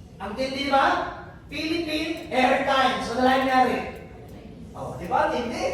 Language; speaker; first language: Filipino; non-native, local second language; Bikol